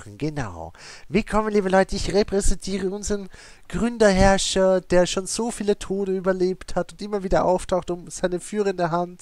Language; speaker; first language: German; native; German